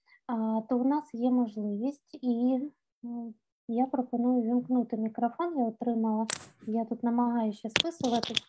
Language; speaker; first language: Ukrainian; native; Ukrainian